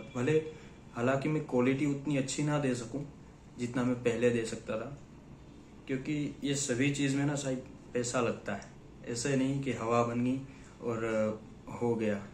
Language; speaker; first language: Hindi; non-native, local second language; Gujarati